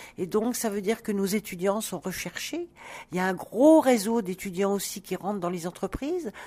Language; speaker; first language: French; native; French